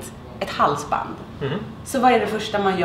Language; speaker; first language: Swedish; native; Swedish